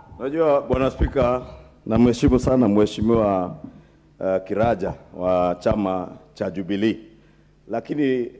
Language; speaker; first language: Swahili; non-native, local second language; Kikuyu